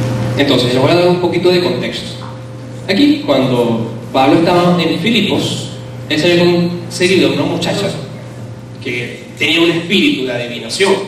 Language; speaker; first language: Spanish; native; Spanish